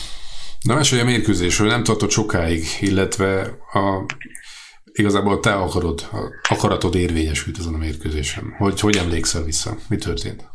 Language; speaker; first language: Hungarian; native; Hungarian